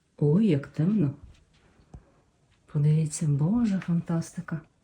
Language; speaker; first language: Ukrainian; native; Ukrainian